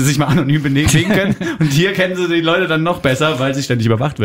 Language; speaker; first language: German; native; German